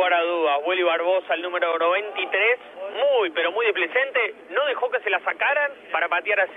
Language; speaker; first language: Spanish; native; Spanish